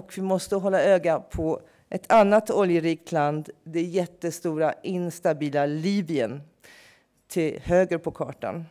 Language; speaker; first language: Swedish; non-native, fluent; English